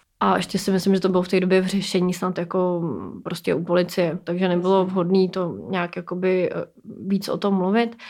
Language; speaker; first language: Czech; native; Czech